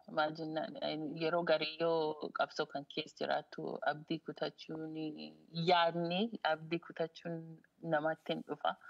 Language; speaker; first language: Oromo; early bilingual, heritage; Oromo